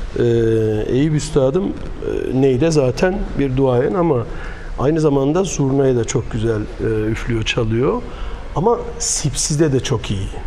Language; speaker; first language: Turkish; early bilingual, heritage; Turkish